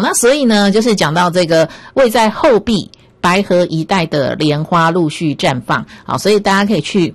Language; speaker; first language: Chinese; native; Chinese